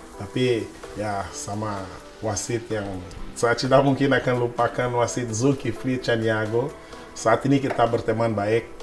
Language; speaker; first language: Indonesian; non-native, fluent; Portuguese